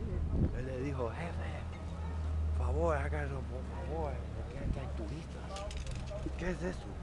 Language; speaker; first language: Spanish; non-native, fluent; English